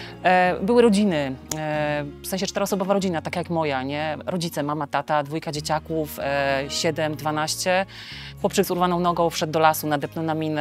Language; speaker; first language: Polish; native; Polish